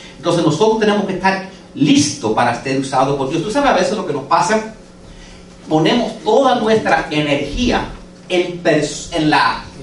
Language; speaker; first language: Spanish; non-native, fluent; English